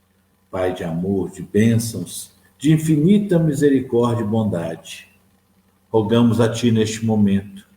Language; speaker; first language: Portuguese; native; Portuguese